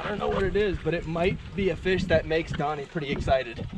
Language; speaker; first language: English; native; English